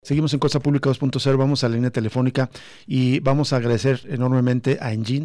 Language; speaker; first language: Spanish; native; Spanish